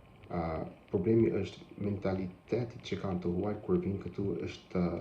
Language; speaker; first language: Albanian; non-native, learner; English